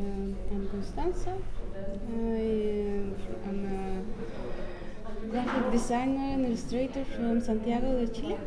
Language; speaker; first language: English; non-native, fluent; Spanish